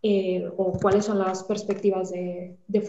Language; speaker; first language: Spanish; native; Spanish